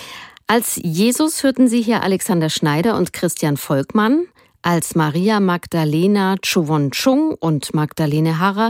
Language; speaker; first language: German; native; German